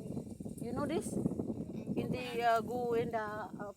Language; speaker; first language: English; non-native, learner; Filipino